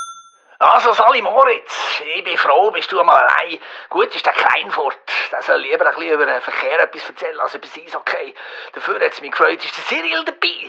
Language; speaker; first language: German; native; German